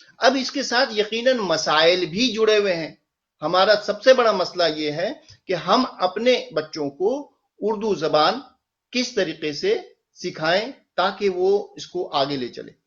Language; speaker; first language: Urdu; native; Urdu